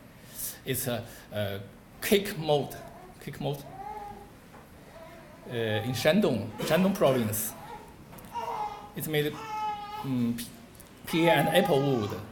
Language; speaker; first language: English; non-native, learner; Chinese